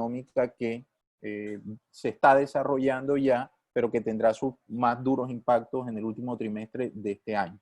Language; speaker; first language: Spanish; native; Spanish